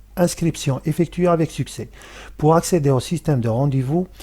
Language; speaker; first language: French; non-native, local second language; Arabic